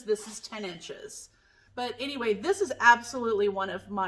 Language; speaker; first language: English; native; English